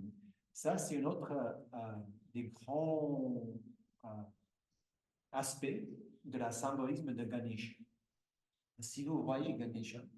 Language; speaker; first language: French; non-native, fluent; English